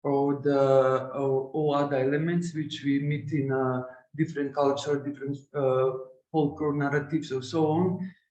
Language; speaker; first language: English; non-native, learner; Macedonian